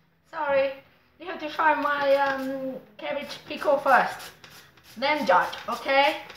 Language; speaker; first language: English; non-native, fluent; Vietnamese